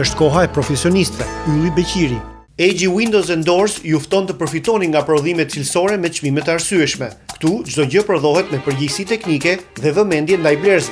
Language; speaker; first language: Albanian; native; Albanian